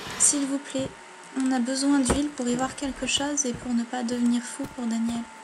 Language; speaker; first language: French; native; French